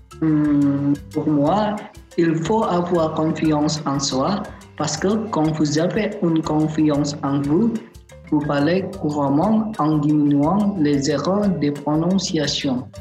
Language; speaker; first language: French; non-native, learner; Chinese